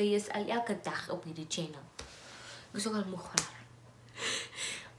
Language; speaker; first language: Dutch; non-native, learner; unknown